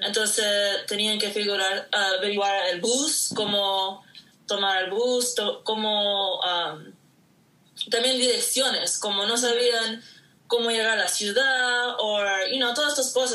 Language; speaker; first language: Spanish; early bilingual, heritage; Spanish